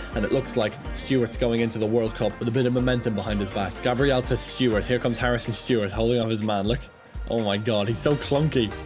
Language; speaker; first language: English; native; English